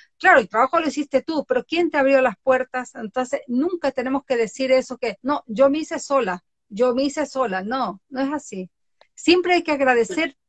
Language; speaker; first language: Spanish; native; Spanish